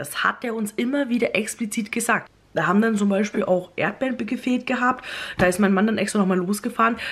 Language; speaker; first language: German; native; German